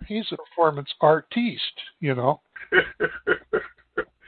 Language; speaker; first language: English; native; English